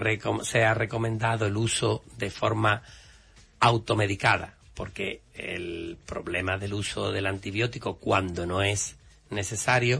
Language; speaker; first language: Spanish; native; Spanish